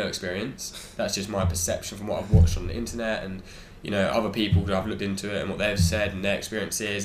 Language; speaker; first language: English; native; English